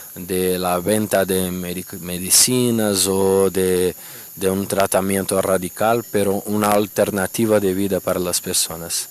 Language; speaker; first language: Spanish; non-native, fluent; Portuguese